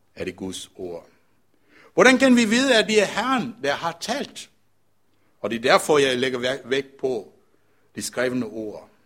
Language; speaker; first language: Danish; non-native, fluent; Sinhala